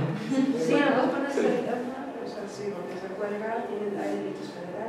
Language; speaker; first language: Spanish; native; Spanish